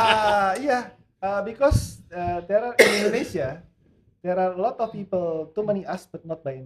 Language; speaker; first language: English; non-native, learner; Indonesian